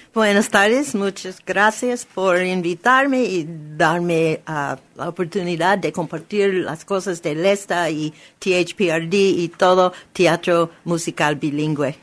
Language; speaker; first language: Spanish; non-native, learner; English